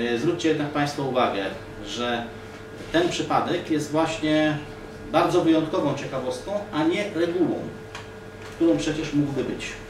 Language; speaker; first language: Polish; native; Polish